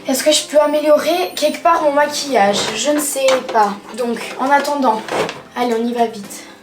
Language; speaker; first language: French; native; French